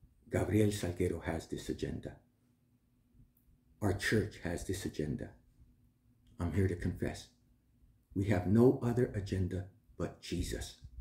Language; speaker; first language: English; early bilingual, other home language; Spanish